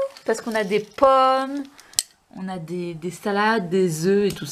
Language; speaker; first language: French; native; French